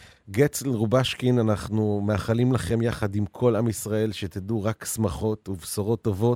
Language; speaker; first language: Hebrew; native; Hebrew